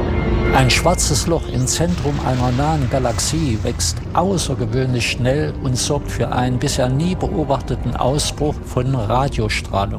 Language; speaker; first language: German; native; German